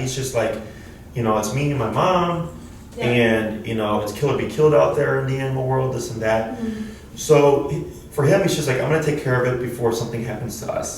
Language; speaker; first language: English; native; English